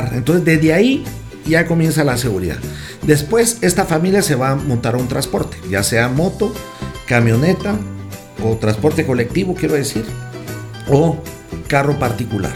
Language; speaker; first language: Spanish; native; Spanish